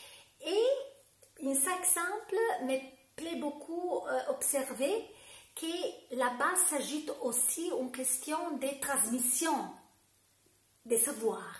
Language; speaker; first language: French; non-native, fluent; Italian